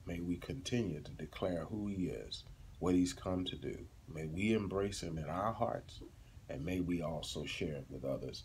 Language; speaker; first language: English; native; English